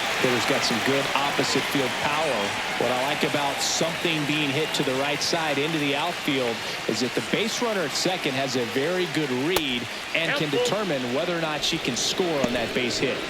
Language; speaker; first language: English; native; English